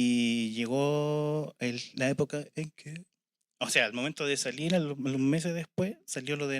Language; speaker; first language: Spanish; native; Spanish